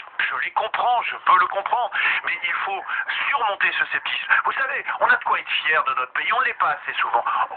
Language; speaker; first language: French; native; French